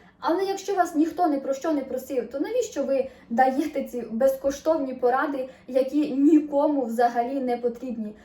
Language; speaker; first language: Ukrainian; native; Ukrainian